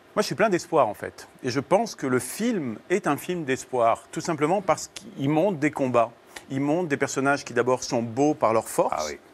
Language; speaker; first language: French; native; French